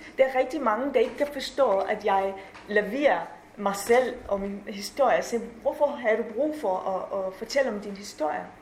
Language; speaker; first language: Danish; non-native, fluent; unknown